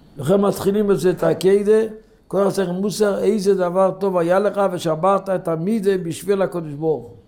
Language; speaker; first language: Hebrew; non-native, local second language; Yiddish